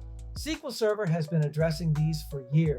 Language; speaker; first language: English; native; English